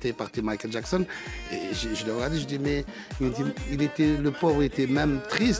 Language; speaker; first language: French; non-native, local second language; Arabic